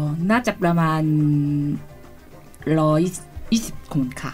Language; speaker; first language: Thai; non-native, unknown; Korean